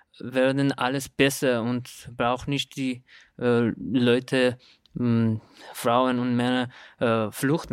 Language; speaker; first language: German; non-native, learner; Persian